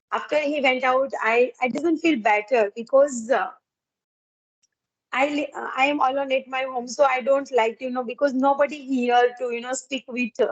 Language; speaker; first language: English; non-native, learner; Gujarati